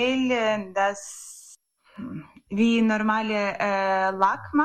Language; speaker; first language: German; non-native, learner; Ukrainian